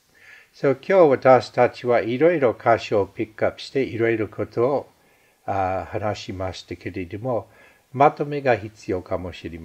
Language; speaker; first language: Japanese; non-native, fluent; English